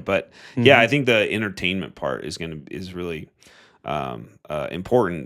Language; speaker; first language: English; native; English